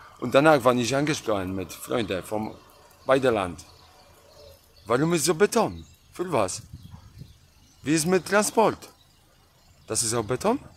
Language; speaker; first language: German; non-native, learner; Polish